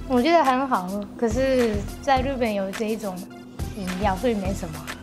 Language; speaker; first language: Chinese; non-native, learner; Japanese